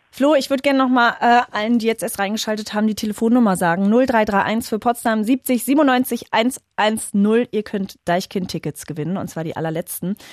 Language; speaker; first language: German; native; German